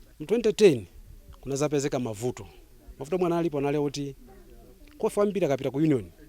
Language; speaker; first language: Nyanja; non-native, local second language; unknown